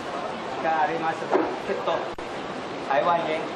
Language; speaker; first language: Japanese; non-native, learner; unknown